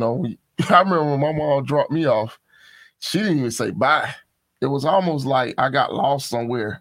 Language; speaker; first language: English; native; English